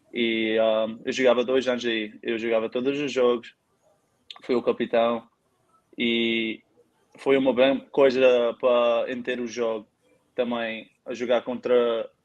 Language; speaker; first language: Portuguese; early bilingual, heritage; Portuguese